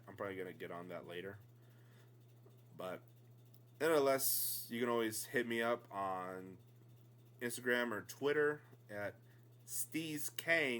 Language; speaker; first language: English; native; English